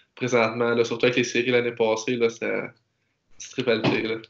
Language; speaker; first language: French; native; French